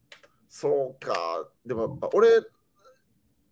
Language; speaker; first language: Japanese; native; Japanese